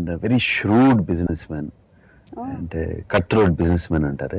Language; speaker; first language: Telugu; native; Telugu